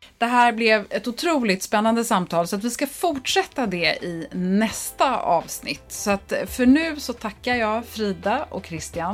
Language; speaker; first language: Swedish; native; Swedish